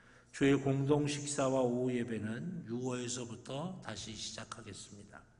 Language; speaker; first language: Korean; native; Korean